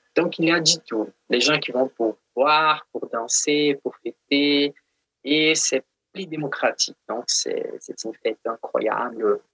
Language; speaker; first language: French; non-native, fluent; Portuguese